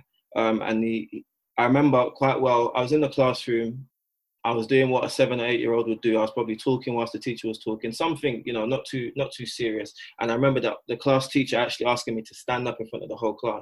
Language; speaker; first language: English; native; English